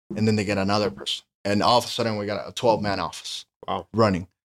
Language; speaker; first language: English; non-native, fluent; Spanish